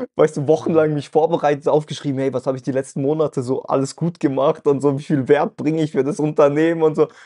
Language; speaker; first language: German; early bilingual, other home language; Russian